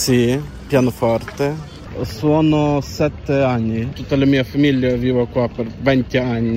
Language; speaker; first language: Italian; non-native, learner; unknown